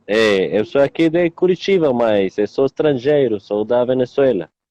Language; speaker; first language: Portuguese; non-native, learner; Spanish